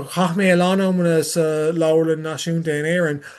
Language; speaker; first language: Irish; non-native, learner; English